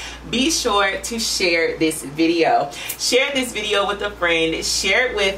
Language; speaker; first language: English; native; English